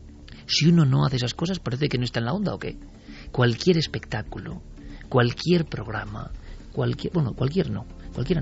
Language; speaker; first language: Spanish; native; Spanish